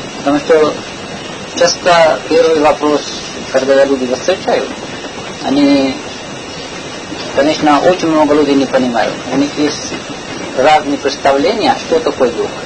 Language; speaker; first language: Russian; non-native, learner; Hindi